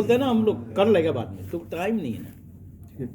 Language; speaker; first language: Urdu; non-native, fluent; Bangla